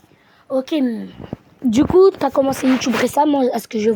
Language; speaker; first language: French; native; French